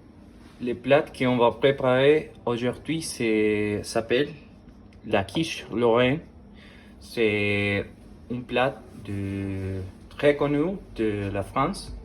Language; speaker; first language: French; non-native, learner; Spanish